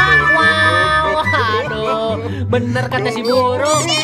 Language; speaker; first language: Indonesian; native; Indonesian